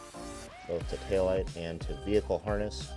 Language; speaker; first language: English; native; English